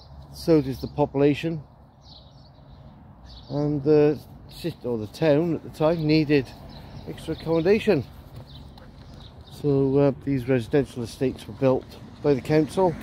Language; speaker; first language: English; native; English